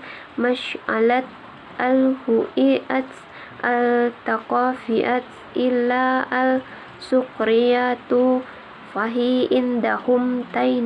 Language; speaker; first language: Arabic; non-native, learner; Indonesian